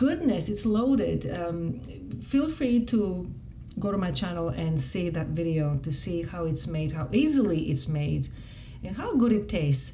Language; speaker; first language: English; non-native, fluent; Greek